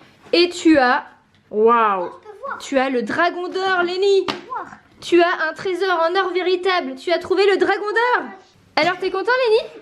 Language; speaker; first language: French; native; French